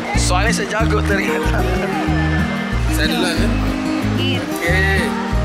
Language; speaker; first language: Indonesian; native; Indonesian